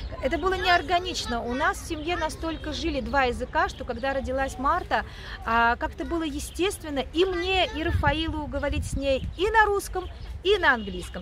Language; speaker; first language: Russian; native; Russian